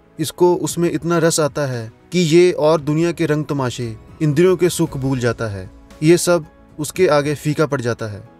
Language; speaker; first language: Hindi; non-native, local second language; Punjabi